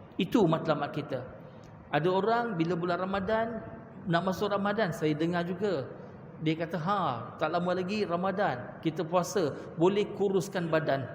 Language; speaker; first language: Malay; non-native, local second language; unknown